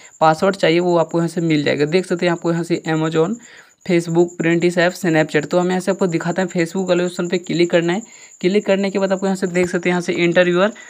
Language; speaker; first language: Hindi; native; Hindi